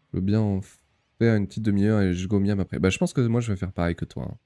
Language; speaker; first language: French; native; French